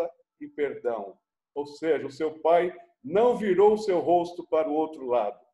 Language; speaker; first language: Portuguese; native; Portuguese